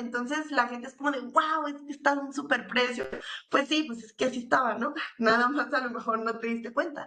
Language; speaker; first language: Spanish; native; Spanish